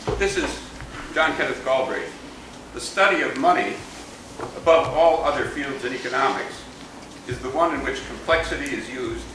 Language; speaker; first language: English; native; English